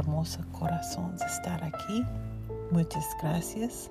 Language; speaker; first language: Spanish; non-native, learner; English